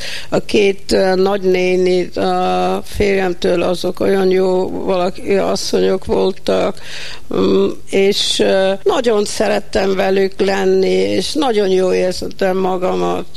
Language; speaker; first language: Hungarian; early bilingual, heritage; Hungarian